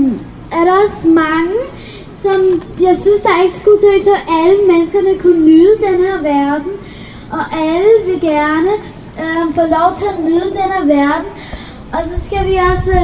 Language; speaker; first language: Danish; early bilingual, other home language; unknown